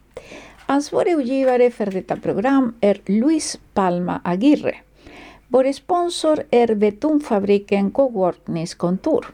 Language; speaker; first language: Swedish; non-native, fluent; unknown